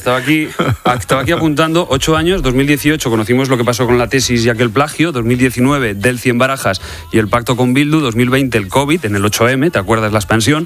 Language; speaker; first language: Spanish; native; Spanish